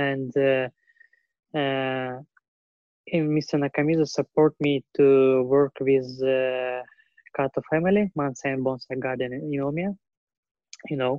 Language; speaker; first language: English; non-native, learner; Russian